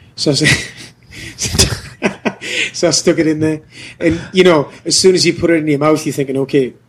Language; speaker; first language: English; native; English